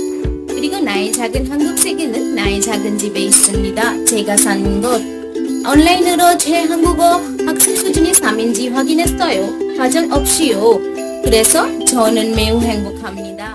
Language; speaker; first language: Korean; non-native, learner; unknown